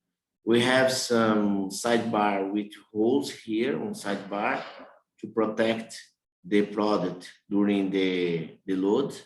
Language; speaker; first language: English; non-native, learner; Portuguese